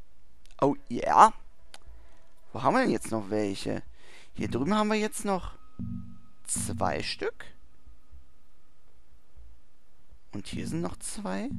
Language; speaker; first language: German; native; German